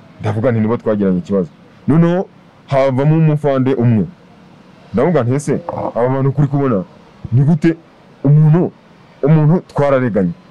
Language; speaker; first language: Kinyarwanda; native; Kinyarwanda